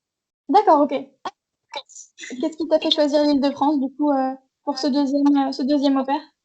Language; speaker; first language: French; native; French